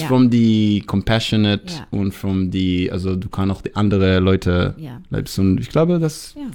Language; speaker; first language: German; non-native, learner; Hebrew